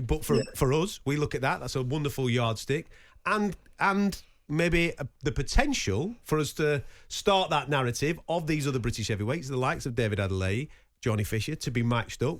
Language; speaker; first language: English; native; English